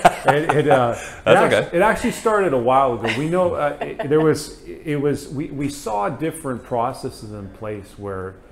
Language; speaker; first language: English; native; English